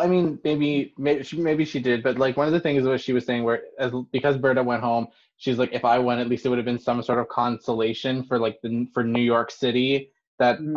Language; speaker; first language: English; non-native, fluent; French